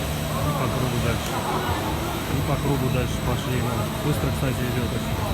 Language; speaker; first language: Russian; native; Russian